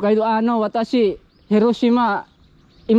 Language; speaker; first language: Japanese; non-native, learner; Filipino